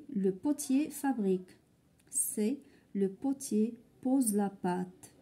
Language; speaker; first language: French; non-native, local second language; Arabic